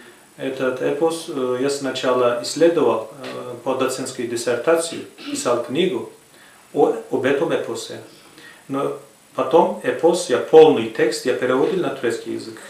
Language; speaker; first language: Russian; non-native, fluent; Turkish